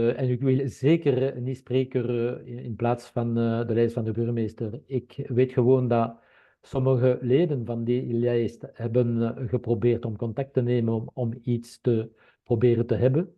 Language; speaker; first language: Dutch; non-native, local second language; French